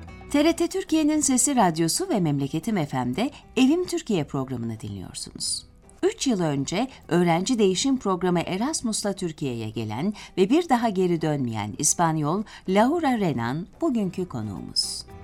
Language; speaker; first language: Turkish; native; Turkish